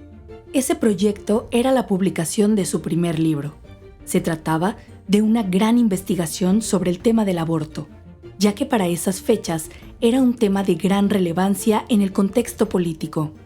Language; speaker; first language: Spanish; native; Spanish